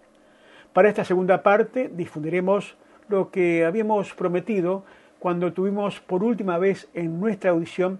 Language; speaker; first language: Spanish; native; Spanish